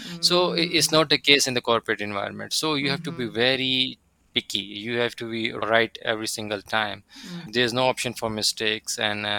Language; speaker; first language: English; non-native, local second language; Urdu